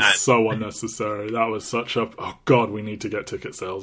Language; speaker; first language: English; native; English